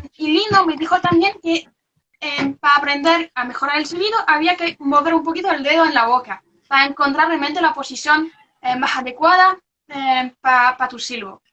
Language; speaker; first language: Spanish; non-native, fluent; French